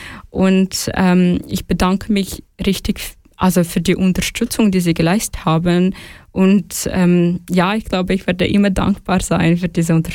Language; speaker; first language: German; non-native, fluent; Ukrainian